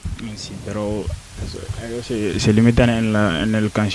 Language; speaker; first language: Spanish; non-native, learner; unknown